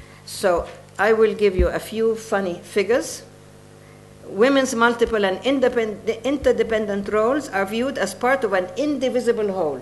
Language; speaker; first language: English; non-native, fluent; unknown